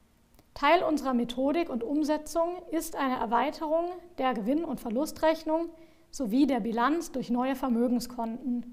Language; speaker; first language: German; native; German